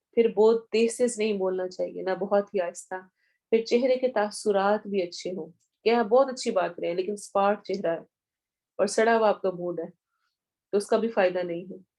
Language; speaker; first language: Urdu; native; Urdu